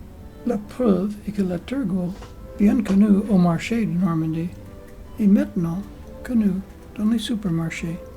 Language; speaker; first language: French; non-native, fluent; English